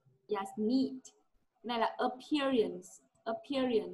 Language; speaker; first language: English; non-native, fluent; Vietnamese